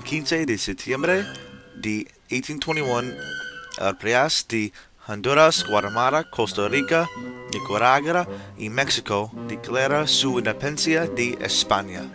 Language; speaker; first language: Spanish; non-native, learner; English